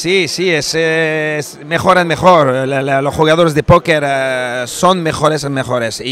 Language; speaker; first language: Spanish; non-native, fluent; French